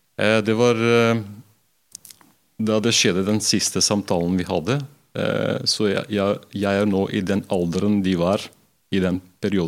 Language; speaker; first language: Norwegian; non-native, fluent; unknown